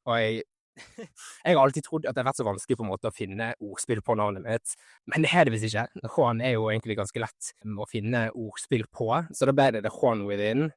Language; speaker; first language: Norwegian; native; Norwegian